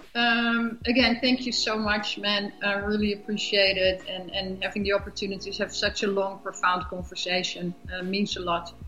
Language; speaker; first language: English; non-native, fluent; Dutch